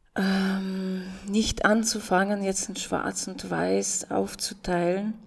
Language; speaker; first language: German; non-native, fluent; Russian